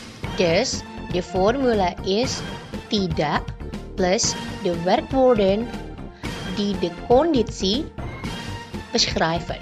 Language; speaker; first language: Dutch; non-native, fluent; Indonesian